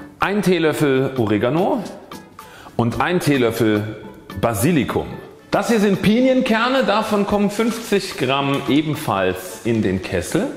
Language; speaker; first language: German; native; German